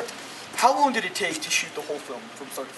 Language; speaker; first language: English; native; English